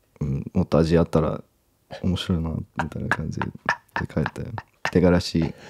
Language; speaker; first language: Japanese; early bilingual, heritage; English